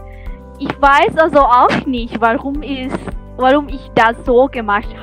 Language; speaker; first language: German; non-native, learner; Thai